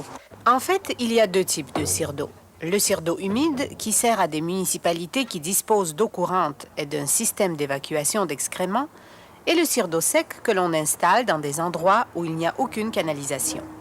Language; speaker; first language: French; native; French